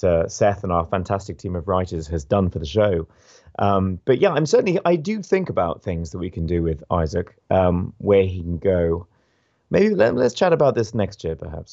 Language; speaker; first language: English; native; English